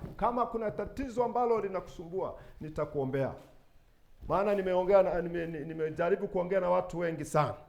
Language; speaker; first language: Swahili; non-native, local second language; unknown